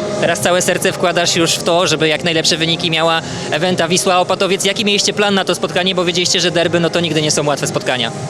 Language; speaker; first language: Polish; native; Polish